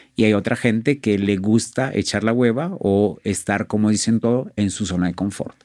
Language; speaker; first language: Spanish; non-native, fluent; Italian